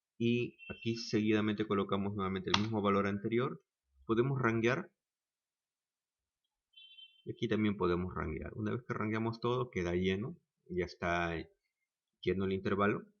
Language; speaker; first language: Spanish; native; Spanish